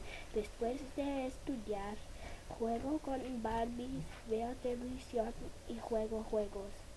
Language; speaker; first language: Spanish; early bilingual, heritage; Spanish